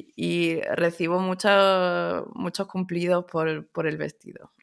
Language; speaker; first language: Spanish; early bilingual, other home language; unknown